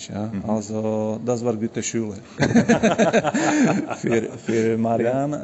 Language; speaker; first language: German; non-native, fluent; Slovak